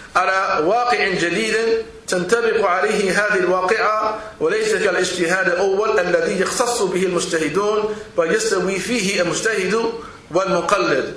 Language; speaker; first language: Arabic; non-native, fluent; English